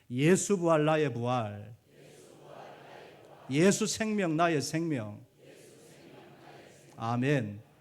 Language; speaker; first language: Korean; native; Korean